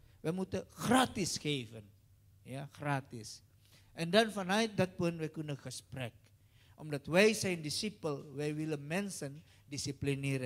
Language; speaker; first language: Dutch; non-native, learner; Indonesian